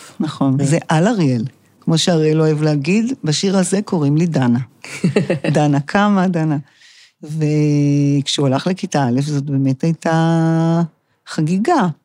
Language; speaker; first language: Hebrew; native; Hebrew